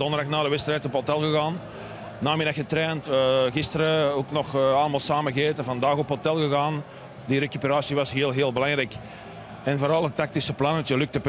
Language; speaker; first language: Dutch; native; Dutch